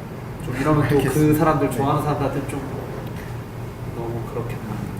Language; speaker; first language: Korean; native; Korean